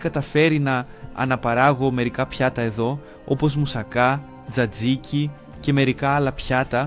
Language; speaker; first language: Greek; non-native, learner; Portuguese